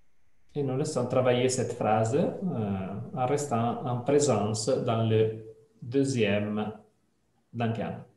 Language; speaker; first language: French; non-native, fluent; Italian